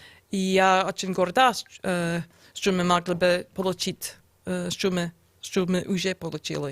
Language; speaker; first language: Russian; non-native, learner; English